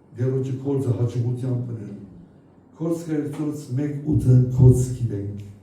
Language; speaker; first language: Armenian; native; Armenian